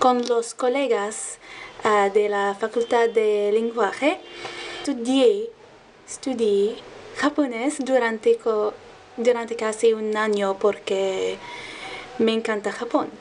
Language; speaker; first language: Spanish; non-native, learner; Arabic